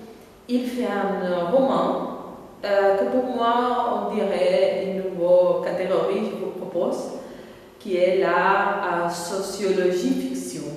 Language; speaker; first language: French; non-native, fluent; Catalan